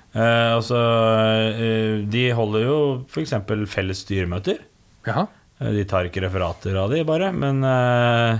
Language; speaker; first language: Norwegian; native; Norwegian